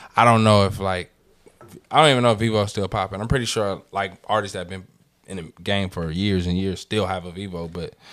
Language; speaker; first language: English; native; English